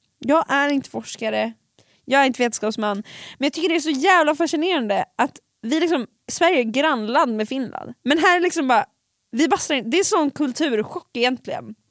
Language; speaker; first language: Swedish; early bilingual, other home language; Finnish